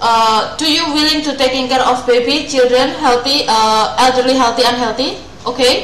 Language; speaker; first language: English; non-native, learner; Indonesian